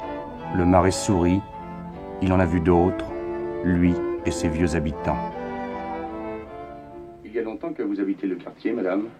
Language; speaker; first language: French; native; French